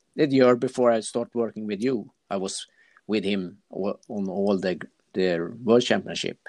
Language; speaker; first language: English; non-native, fluent; Swedish